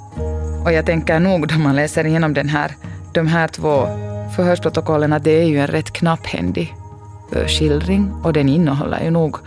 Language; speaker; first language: Swedish; native; Swedish